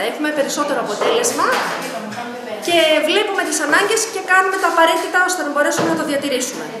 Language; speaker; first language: Greek; native; Greek